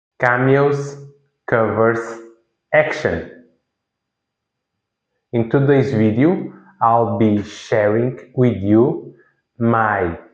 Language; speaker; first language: English; non-native, fluent; Portuguese